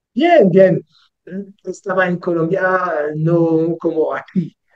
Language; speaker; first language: Spanish; non-native, learner; French